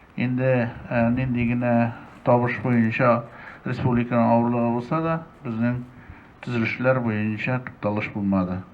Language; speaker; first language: Tatar; native; Tatar